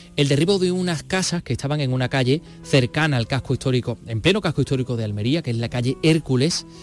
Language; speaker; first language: Spanish; native; Spanish